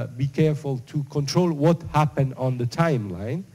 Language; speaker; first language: English; non-native, fluent; Italian